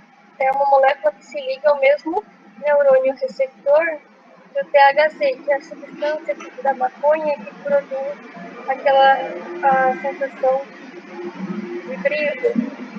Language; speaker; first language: Portuguese; native; Portuguese